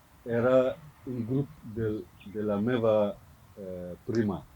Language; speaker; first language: Catalan; non-native, learner; Fula